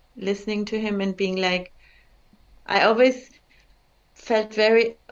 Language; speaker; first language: English; early bilingual, other home language; German